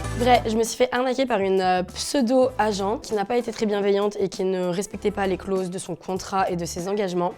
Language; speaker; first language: French; native; French